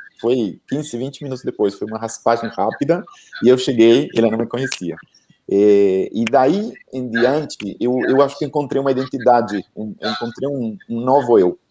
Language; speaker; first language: Portuguese; non-native, fluent; Spanish